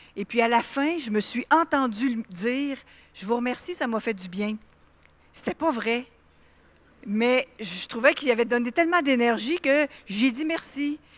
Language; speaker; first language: French; native; French